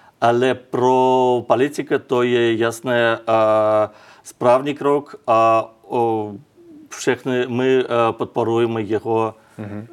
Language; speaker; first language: Czech; non-native, learner; Russian